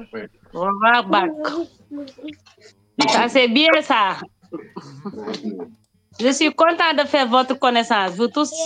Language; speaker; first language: French; non-native, local second language; Wolof